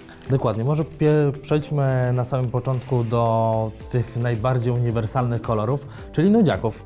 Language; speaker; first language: Polish; native; Polish